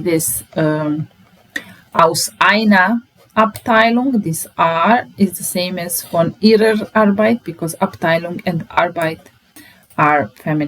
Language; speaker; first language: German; non-native, fluent; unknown